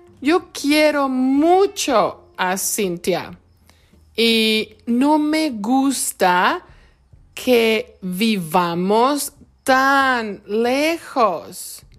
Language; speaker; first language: Spanish; non-native, fluent; English